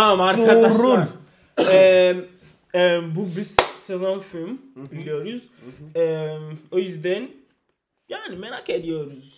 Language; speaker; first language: Turkish; non-native, learner; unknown